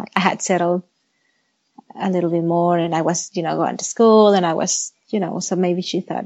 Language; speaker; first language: English; non-native, fluent; Spanish